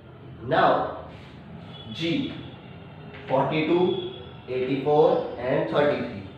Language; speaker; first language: English; non-native, local second language; Hindi